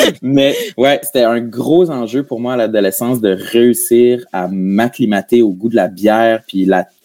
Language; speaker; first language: French; native; French